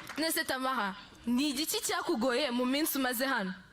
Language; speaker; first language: Kinyarwanda; native; Kinyarwanda